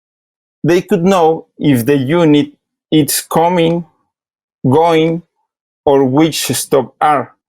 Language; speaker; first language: English; non-native, learner; Spanish